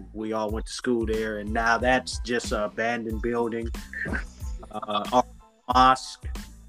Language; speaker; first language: English; native; English